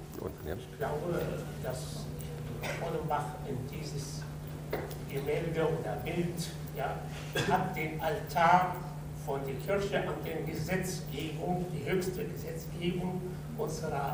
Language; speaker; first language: German; non-native, fluent; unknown